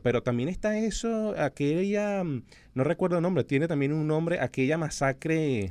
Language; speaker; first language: Spanish; native; Spanish